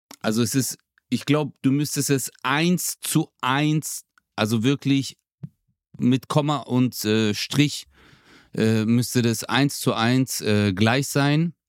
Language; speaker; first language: German; early bilingual, other home language; Turkish